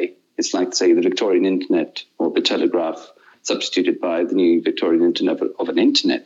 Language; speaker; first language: English; non-native, fluent; Russian